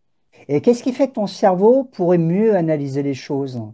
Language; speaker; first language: French; native; French